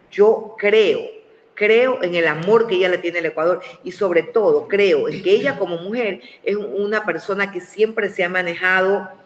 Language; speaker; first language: Spanish; native; Spanish